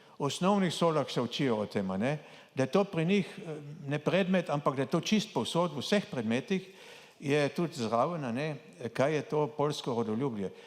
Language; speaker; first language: Slovenian; native; Slovenian